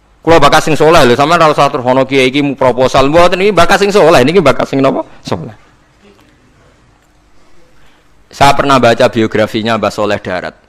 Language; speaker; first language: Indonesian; non-native, local second language; Javanese